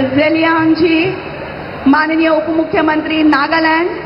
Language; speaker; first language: Hindi; non-native, local second language; Marathi